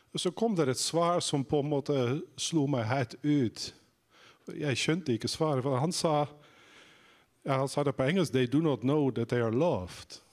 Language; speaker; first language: Norwegian; non-native, fluent; Dutch